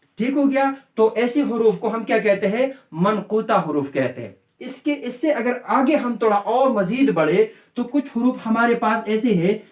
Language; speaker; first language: Urdu; native; Urdu